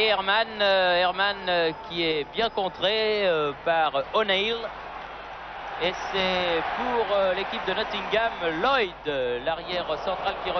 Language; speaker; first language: French; native; French